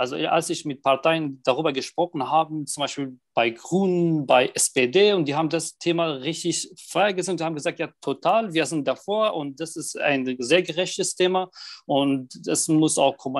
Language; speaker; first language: German; non-native, fluent; Arabic